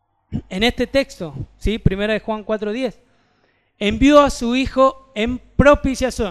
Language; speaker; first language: Spanish; native; Spanish